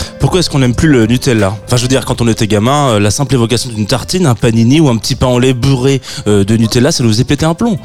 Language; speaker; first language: French; native; French